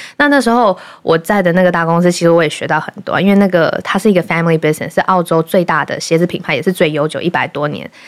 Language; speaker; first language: Chinese; early bilingual, heritage; Chinese